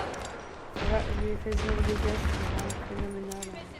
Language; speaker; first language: French; native; French